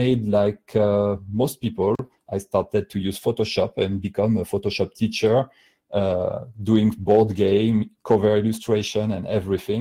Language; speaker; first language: English; non-native, fluent; French